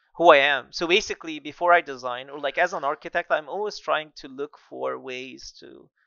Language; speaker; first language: English; non-native, fluent; Arabic